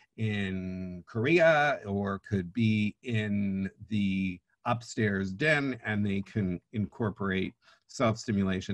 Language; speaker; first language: English; native; English